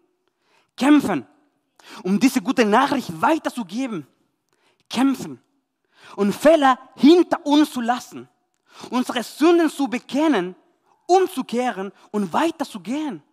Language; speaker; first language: German; non-native, learner; Spanish